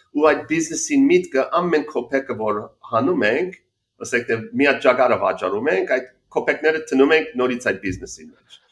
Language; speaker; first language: Armenian; early bilingual, heritage; Armenian